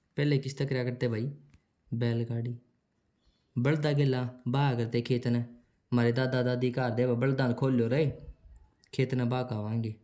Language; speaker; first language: Hindi; native; Hindi